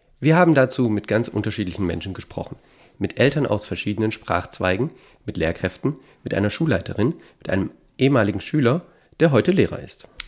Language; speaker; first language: German; native; German